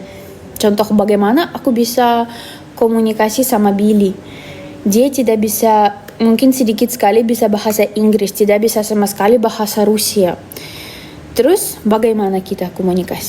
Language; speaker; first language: Indonesian; non-native, fluent; Russian